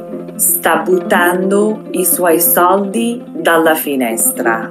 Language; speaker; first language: Italian; non-native, fluent; English